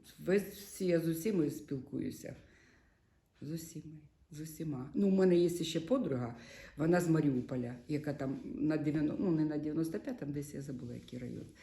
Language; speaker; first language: Ukrainian; non-native, local second language; Russian